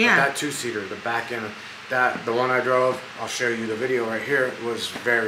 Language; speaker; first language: English; native; English